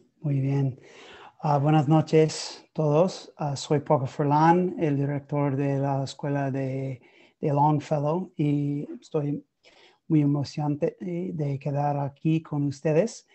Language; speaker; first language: Spanish; non-native, learner; English